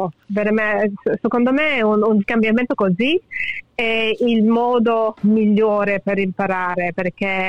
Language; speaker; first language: Italian; early bilingual, heritage; English